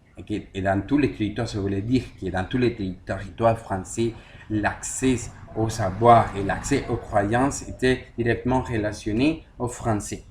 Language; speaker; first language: French; non-native, learner; Spanish